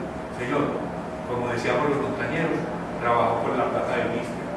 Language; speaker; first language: Spanish; native; Spanish